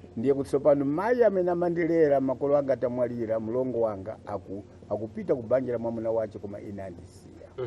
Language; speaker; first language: Nyanja; non-native, local second language; Tumbuka